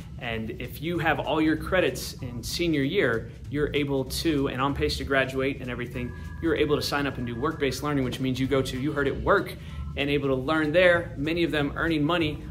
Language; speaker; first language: English; native; English